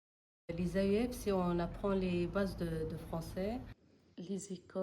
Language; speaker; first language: French; non-native, fluent; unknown